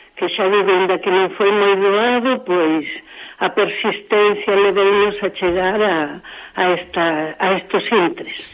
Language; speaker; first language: Galician; native; Galician